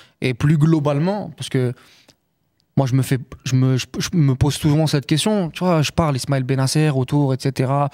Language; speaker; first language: French; native; French